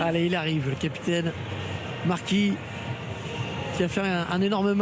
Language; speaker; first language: French; native; French